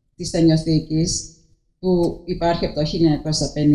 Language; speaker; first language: Greek; early bilingual, heritage; Greek